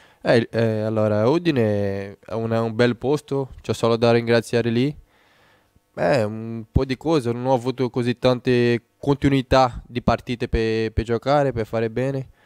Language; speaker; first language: Italian; non-native, fluent; Portuguese